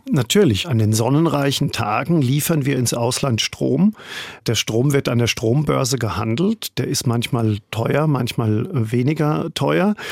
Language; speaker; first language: German; native; German